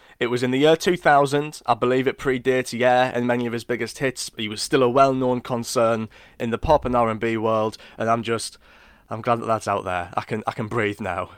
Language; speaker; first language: English; native; English